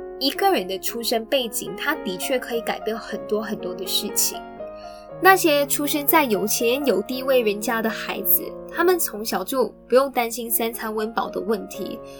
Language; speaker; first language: Chinese; native; Chinese